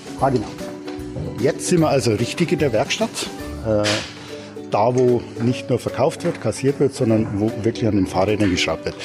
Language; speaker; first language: German; native; German